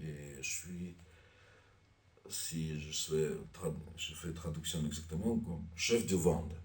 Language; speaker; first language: French; non-native, learner; Armenian